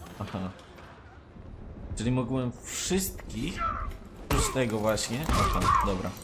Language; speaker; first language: Polish; native; Polish